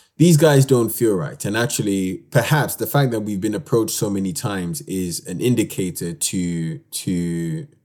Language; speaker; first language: English; native; English